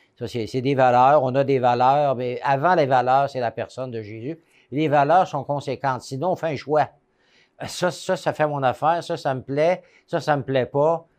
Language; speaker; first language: French; native; French